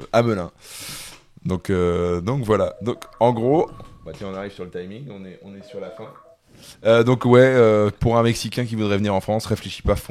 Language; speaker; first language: French; native; French